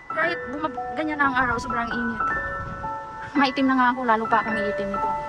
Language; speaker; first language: Filipino; non-native, local second language; Hiligaynon